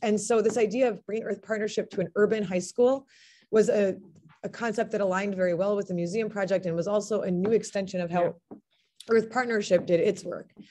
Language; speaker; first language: English; native; English